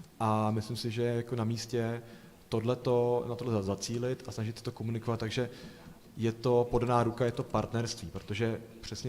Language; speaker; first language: Czech; native; Czech